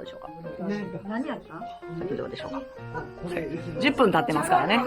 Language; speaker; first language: Japanese; native; Japanese